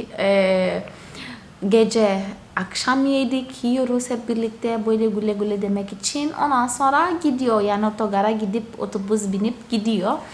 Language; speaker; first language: Turkish; non-native, fluent; Portuguese